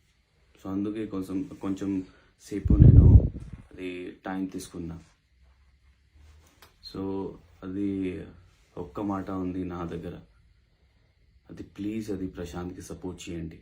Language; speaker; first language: Telugu; non-native, local second language; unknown